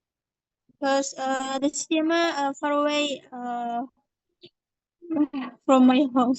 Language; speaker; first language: English; non-native, learner; Indonesian